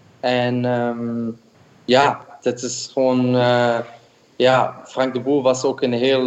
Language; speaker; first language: Dutch; non-native, fluent; German